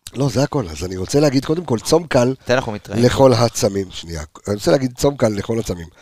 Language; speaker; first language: Hebrew; early bilingual, heritage; Hebrew